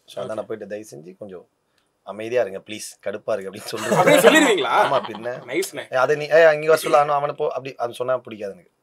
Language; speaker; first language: Tamil; native; Tamil